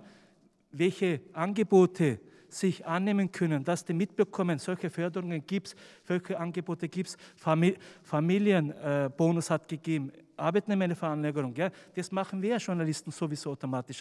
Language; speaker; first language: German; non-native, fluent; Turkish